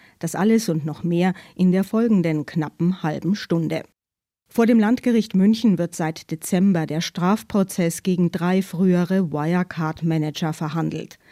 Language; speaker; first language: German; native; German